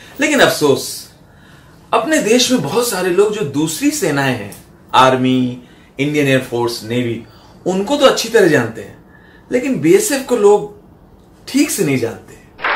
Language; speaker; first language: Hindi; native; Hindi